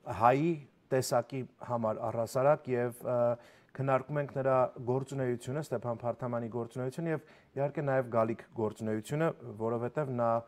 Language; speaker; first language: Armenian; native; Armenian